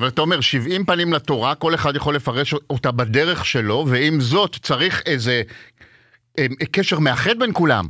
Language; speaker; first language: Hebrew; native; Hebrew